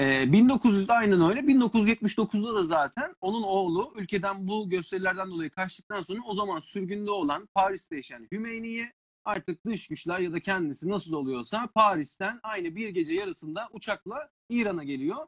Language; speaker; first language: Turkish; native; Turkish